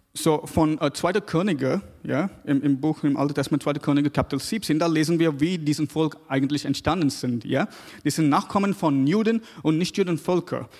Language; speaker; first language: German; non-native, fluent; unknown